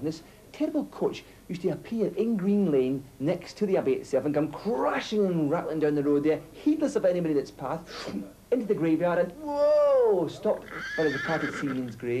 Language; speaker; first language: English; native; English